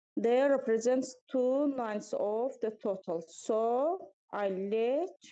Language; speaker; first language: English; non-native, fluent; Azerbaijani